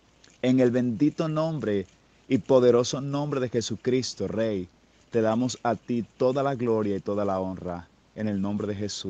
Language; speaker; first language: Spanish; native; Spanish